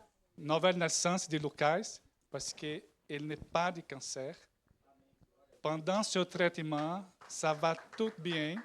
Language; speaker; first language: French; non-native, learner; Portuguese